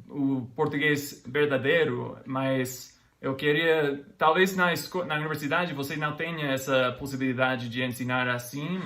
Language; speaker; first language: Portuguese; non-native, fluent; English